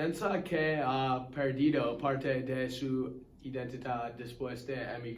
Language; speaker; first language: Spanish; non-native, learner; English